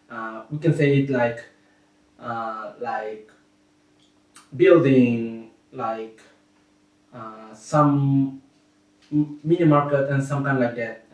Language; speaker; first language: English; non-native, learner; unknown